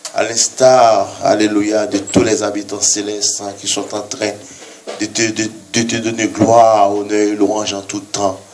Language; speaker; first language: French; non-native, local second language; Haitian Creole